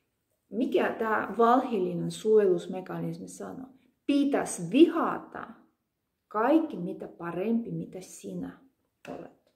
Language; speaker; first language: Finnish; non-native, fluent; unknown